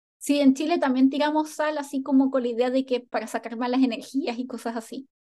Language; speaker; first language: Spanish; native; Spanish